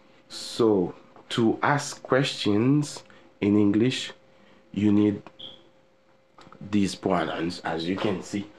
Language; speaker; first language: English; non-native, fluent; Haitian Creole